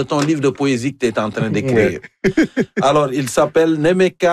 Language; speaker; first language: French; non-native, local second language; Wolof